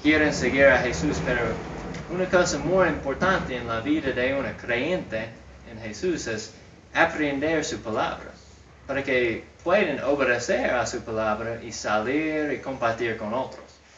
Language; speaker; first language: Spanish; non-native, fluent; English